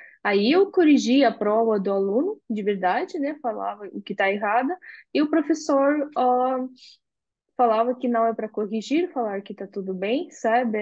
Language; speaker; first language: Portuguese; non-native, fluent; Russian